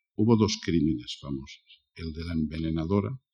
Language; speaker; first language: Spanish; native; Spanish